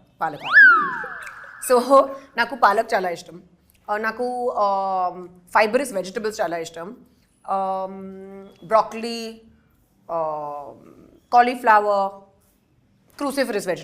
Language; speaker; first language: Telugu; non-native, learner; Hindi